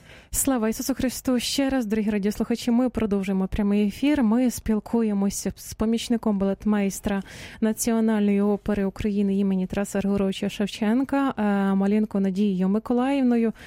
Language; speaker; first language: Ukrainian; native; Ukrainian